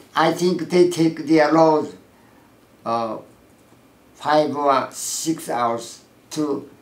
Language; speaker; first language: English; non-native, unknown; Korean